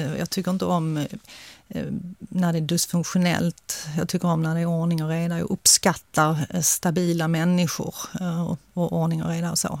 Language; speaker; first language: Swedish; early bilingual, other home language; Finnish